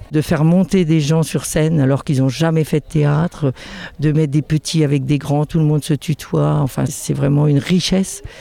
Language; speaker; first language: French; native; French